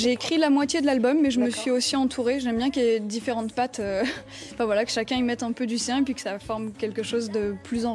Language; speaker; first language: French; native; French